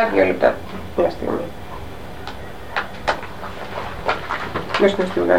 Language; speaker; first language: Greek; native; Greek